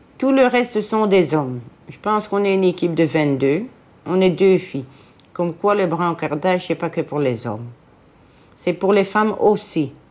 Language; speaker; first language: French; native; French